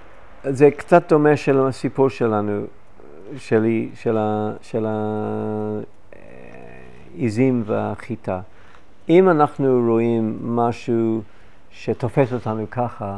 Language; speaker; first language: Hebrew; non-native, fluent; English